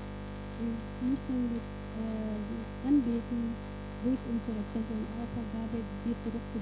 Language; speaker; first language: German; non-native, fluent; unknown